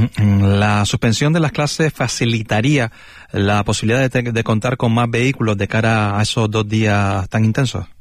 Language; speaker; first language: Spanish; native; Spanish